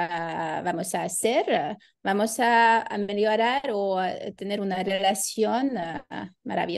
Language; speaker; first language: Spanish; non-native, learner; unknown